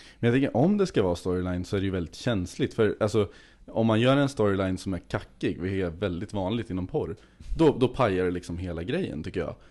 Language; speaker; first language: Swedish; native; Swedish